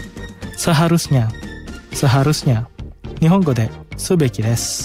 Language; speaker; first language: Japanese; non-native, fluent; Indonesian